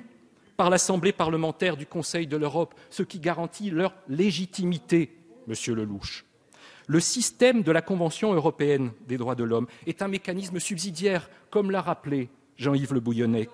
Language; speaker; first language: French; native; French